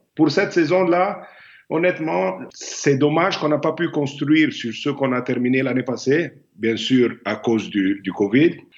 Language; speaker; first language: French; non-native, fluent; Arabic